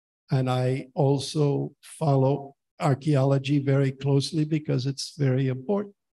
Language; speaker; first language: English; native; English